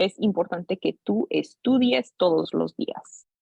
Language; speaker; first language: Spanish; non-native, fluent; English